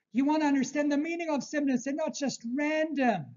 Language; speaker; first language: English; early bilingual, other home language; Turkish